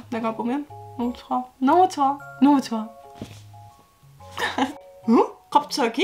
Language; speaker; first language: Korean; non-native, fluent; Estonian